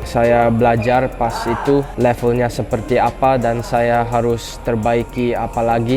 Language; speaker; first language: Indonesian; early bilingual, heritage; English